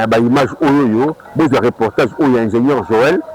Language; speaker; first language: French; non-native, local second language; Lingala